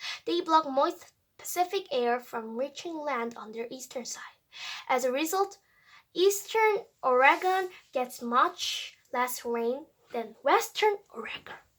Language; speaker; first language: English; non-native, fluent; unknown